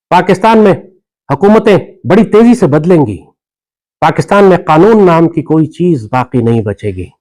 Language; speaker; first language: Urdu; native; Urdu